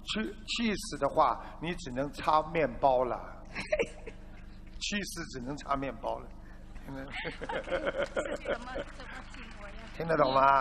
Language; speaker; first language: Chinese; native; Chinese